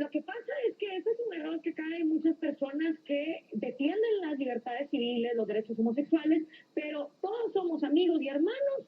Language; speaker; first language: Spanish; native; Spanish